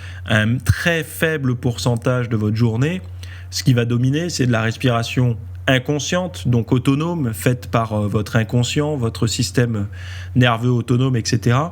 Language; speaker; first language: French; native; French